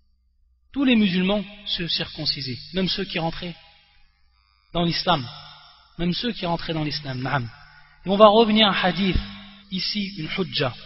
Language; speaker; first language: French; native; French